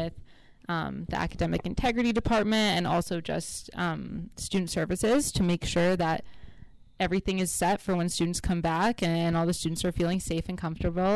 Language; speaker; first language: English; non-native, fluent; Hebrew